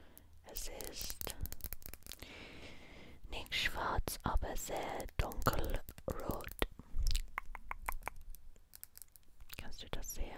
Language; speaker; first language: German; non-native, learner; English